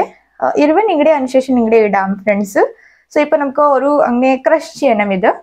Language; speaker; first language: Malayalam; non-native, learner; Hindi